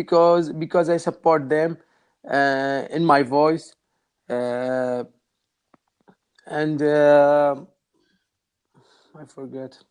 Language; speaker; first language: English; non-native, learner; Arabic